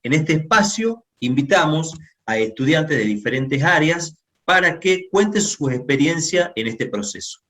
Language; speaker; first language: Spanish; native; Spanish